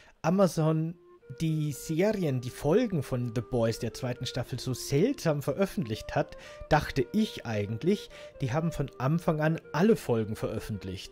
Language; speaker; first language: German; native; German